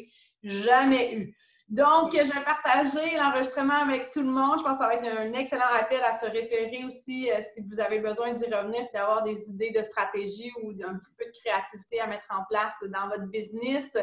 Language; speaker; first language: French; native; French